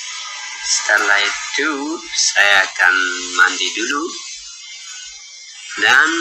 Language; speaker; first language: Indonesian; non-native, learner; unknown